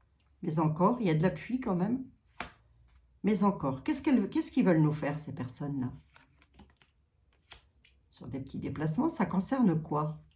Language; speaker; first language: French; native; French